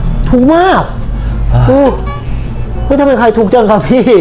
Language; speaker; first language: Thai; non-native, fluent; Korean